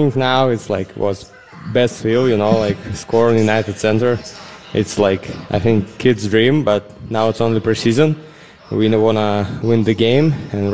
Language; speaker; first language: English; non-native, learner; Russian